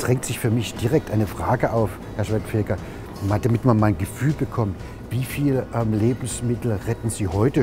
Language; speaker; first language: German; native; German